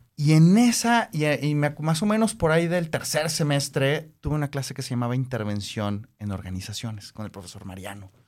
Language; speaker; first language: Spanish; native; Spanish